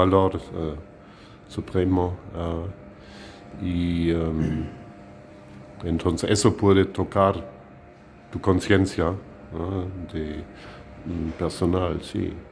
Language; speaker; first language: Spanish; non-native, fluent; German